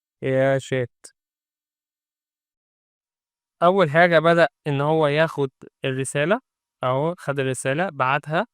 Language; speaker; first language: Arabic; native; Arabic